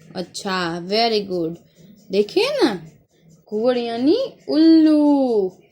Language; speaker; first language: Hindi; non-native, local second language; Gujarati